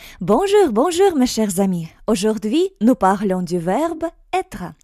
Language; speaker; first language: French; non-native, fluent; Russian